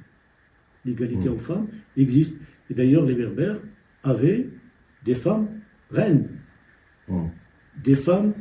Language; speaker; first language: French; non-native, local second language; Tachelhit